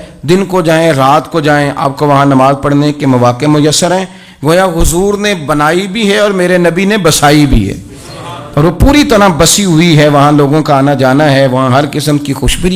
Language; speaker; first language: Urdu; native; Urdu